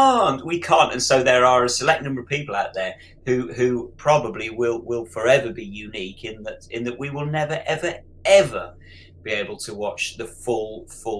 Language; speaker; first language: English; native; English